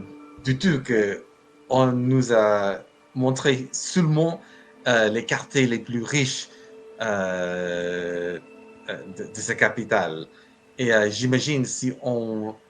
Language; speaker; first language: French; non-native, learner; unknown